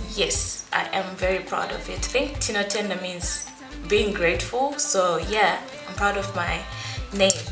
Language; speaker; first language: English; non-native, local second language; Shona